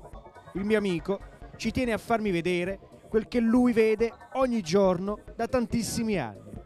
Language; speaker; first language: Italian; native; Italian